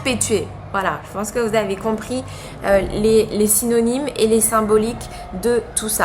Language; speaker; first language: French; native; French